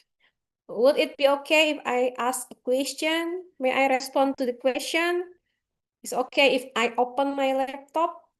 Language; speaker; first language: English; non-native, learner; Indonesian